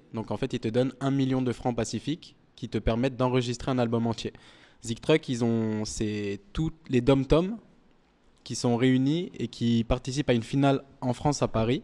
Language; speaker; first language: French; native; French